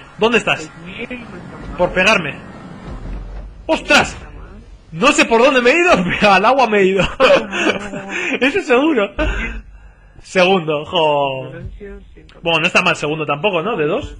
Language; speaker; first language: Spanish; native; Spanish